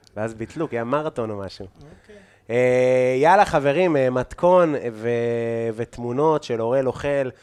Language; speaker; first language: Hebrew; native; Hebrew